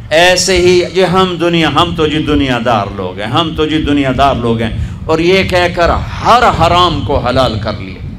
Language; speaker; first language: Urdu; non-native, local second language; Punjabi